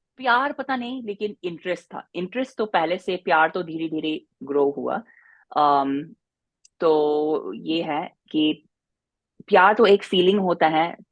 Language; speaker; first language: Hindi; non-native, fluent; English